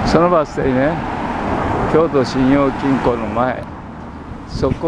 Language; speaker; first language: Japanese; native; Japanese